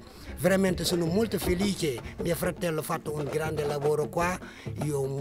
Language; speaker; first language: Italian; non-native, learner; Wolof